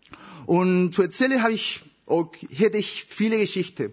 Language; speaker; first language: German; non-native, learner; Spanish